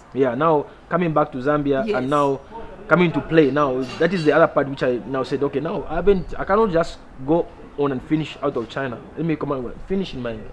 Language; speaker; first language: English; non-native, local second language; Bemba